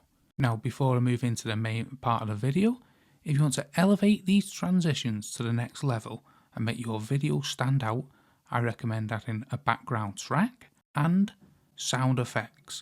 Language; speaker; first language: English; native; English